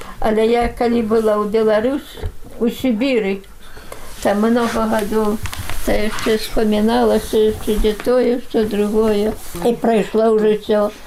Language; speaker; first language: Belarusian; native; Belarusian